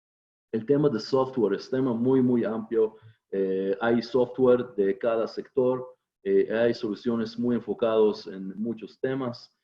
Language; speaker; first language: Spanish; non-native, fluent; Hebrew